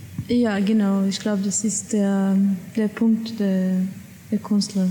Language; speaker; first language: German; non-native, learner; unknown